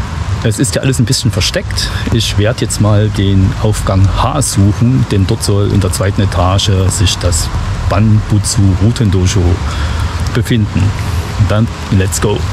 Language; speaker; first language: German; native; German